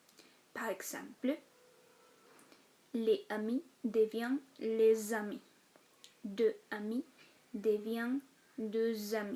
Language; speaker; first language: French; non-native, fluent; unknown